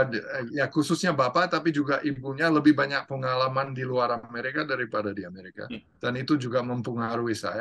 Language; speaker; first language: Indonesian; non-native, fluent; English